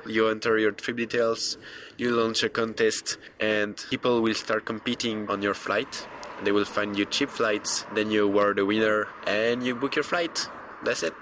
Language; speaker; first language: English; non-native, fluent; French